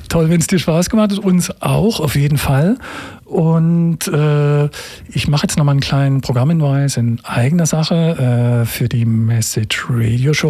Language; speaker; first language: German; native; German